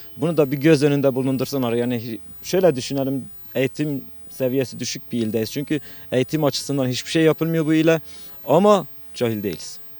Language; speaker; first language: Turkish; non-native, local second language; Kurdish